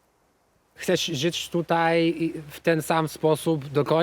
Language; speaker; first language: Polish; non-native, learner; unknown